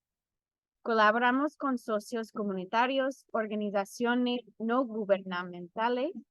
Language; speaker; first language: Spanish; non-native, fluent; English